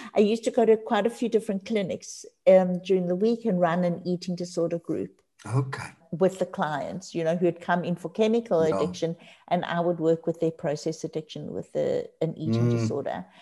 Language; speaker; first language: English; native; English